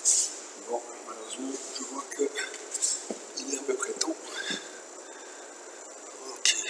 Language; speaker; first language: French; native; French